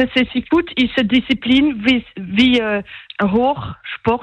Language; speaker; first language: German; non-native, local second language; French